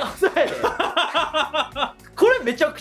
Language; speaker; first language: Japanese; native; Japanese